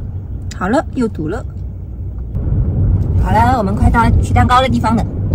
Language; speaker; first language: Chinese; native; Chinese